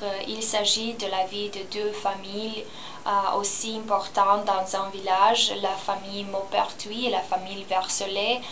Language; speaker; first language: French; non-native, learner; Romanian